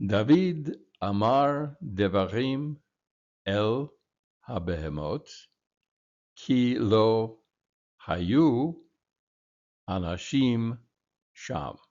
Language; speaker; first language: Hebrew; non-native, fluent; English